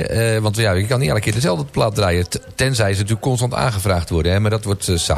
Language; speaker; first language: Dutch; native; Dutch